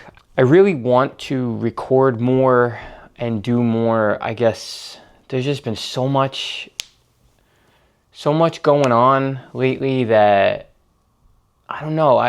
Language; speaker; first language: English; native; English